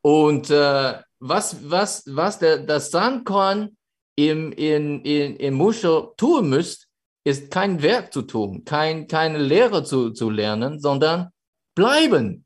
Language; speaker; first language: German; non-native, fluent; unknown